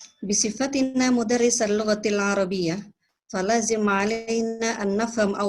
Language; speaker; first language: Arabic; non-native, fluent; Indonesian